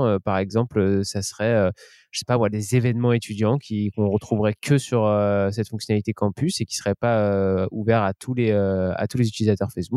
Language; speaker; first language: French; native; French